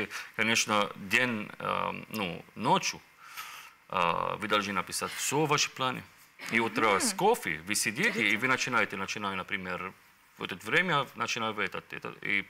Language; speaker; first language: Russian; non-native, learner; Arabic